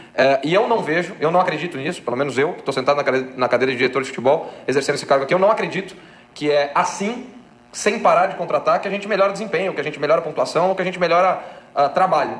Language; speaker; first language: Portuguese; native; Portuguese